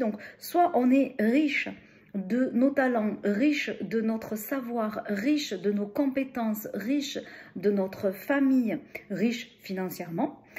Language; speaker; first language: French; native; French